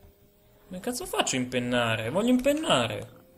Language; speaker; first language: Italian; native; Italian